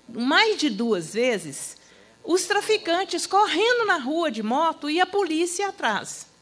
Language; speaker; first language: Portuguese; native; Portuguese